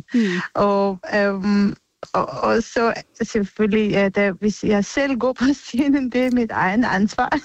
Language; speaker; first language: Danish; non-native, fluent; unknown